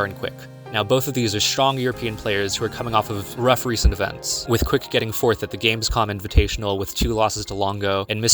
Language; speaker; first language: English; native; English